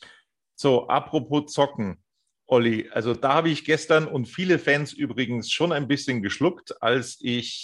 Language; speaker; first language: German; native; German